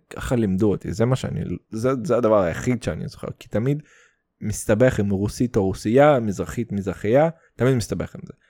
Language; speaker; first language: Hebrew; early bilingual, other home language; Russian